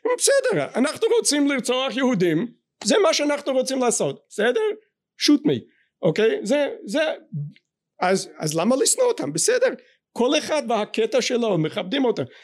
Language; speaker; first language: Hebrew; non-native, fluent; English